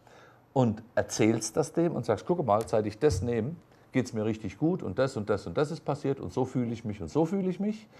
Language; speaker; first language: German; native; German